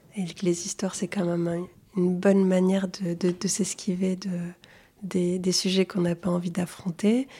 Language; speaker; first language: French; early bilingual, other home language; Arabic